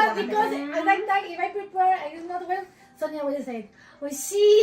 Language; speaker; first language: English; non-native, fluent; Spanish